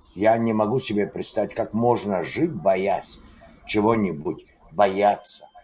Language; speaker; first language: Russian; non-native, fluent; Spanish